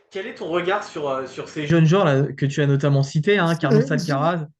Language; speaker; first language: French; native; French